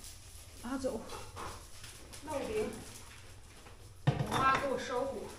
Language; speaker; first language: Chinese; native; Chinese